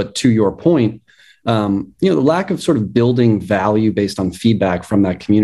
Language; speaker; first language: English; native; English